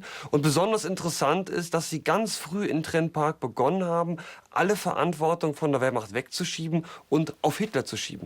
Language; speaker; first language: German; native; German